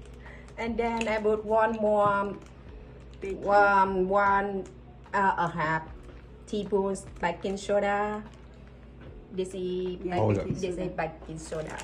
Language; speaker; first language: English; non-native, learner; Vietnamese